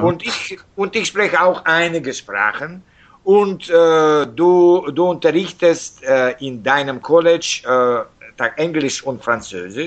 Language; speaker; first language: German; non-native, learner; Russian